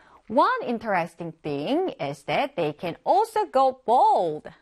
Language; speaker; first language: English; non-native, fluent; Korean